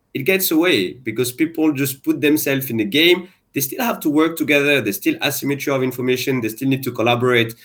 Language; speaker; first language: English; non-native, fluent; French